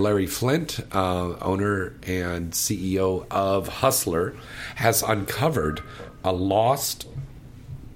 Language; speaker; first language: English; native; English